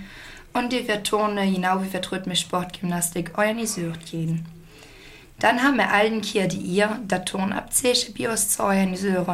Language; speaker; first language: German; native; German